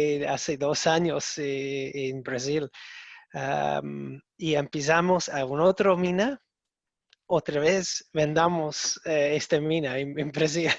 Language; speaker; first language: Spanish; non-native, learner; English